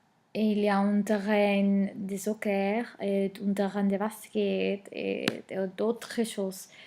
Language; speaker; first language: French; non-native, learner; Spanish